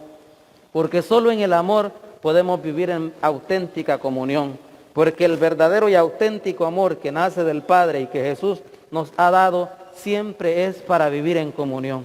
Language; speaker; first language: Spanish; native; Spanish